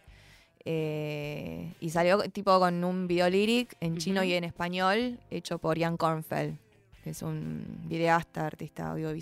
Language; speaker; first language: Spanish; early bilingual, other home language; Chinese